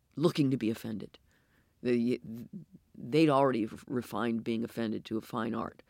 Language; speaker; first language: English; native; English